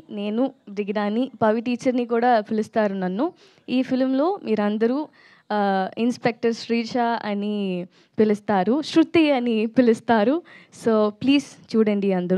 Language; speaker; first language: Telugu; non-native, learner; Tamil